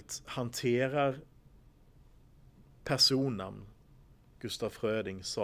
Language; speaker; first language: Swedish; native; Swedish